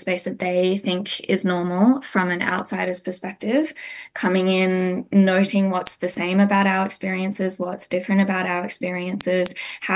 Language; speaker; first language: English; native; English